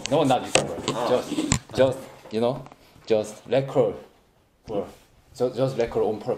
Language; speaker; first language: English; non-native, learner; Korean